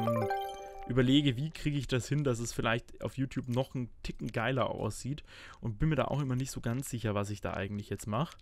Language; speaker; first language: German; native; German